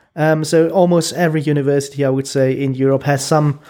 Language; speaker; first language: English; non-native, fluent; German